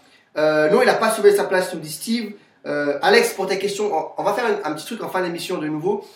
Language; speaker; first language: French; native; French